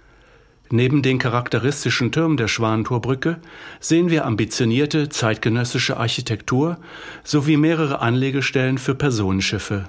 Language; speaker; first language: German; native; German